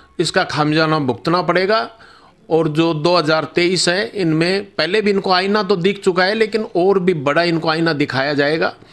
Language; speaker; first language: Hindi; native; Hindi